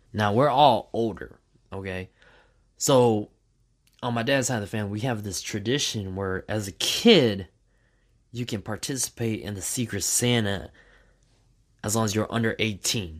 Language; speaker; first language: English; native; English